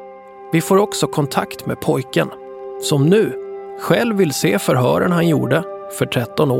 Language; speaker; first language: Swedish; native; Swedish